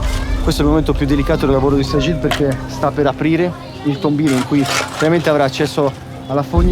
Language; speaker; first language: Italian; native; Italian